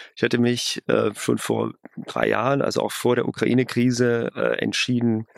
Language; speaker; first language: German; native; German